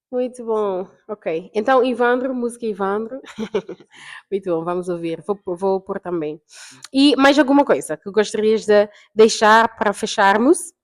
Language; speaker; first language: Portuguese; non-native, fluent; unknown